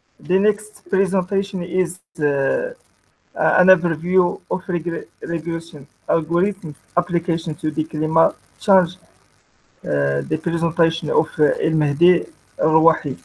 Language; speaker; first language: English; non-native, learner; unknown